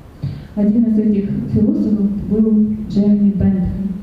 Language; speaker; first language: Russian; native; Russian